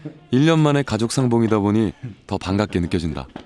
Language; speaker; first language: Korean; native; Korean